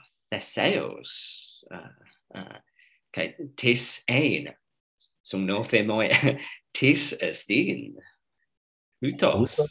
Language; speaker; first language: Greek; non-native, fluent; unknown